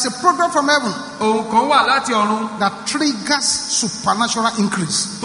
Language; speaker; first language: English; non-native, local second language; Yoruba